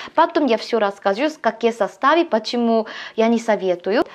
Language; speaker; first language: Russian; non-native, learner; Korean